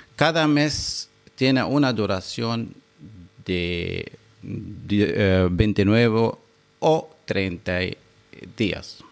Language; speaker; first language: Spanish; non-native, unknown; Arabic